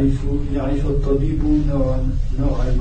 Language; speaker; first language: Arabic; non-native, learner; French